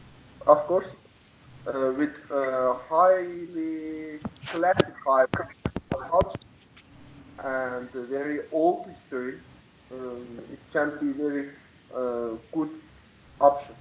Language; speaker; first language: English; non-native, learner; Persian